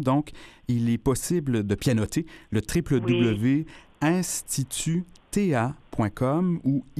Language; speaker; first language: French; native; French